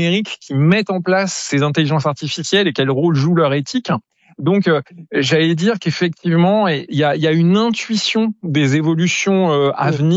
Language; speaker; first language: French; native; French